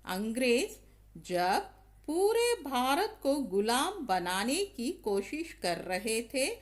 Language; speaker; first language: Hindi; non-native, local second language; Tamil